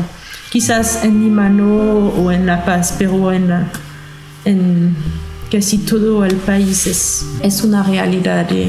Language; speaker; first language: Spanish; non-native, learner; French